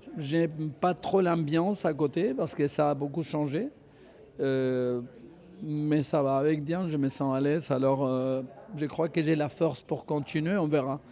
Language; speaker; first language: French; non-native, fluent; Spanish